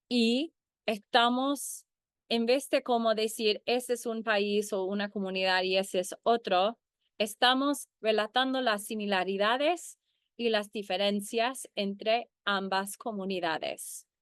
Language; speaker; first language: Spanish; early bilingual, heritage; Spanish